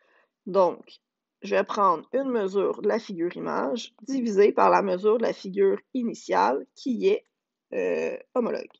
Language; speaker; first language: French; native; French